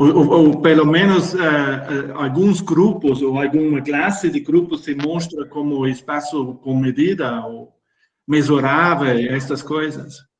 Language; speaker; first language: Portuguese; non-native, fluent; German